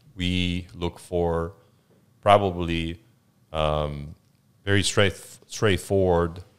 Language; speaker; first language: English; non-native, fluent; Korean